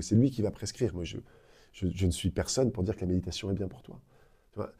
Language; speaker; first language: French; native; French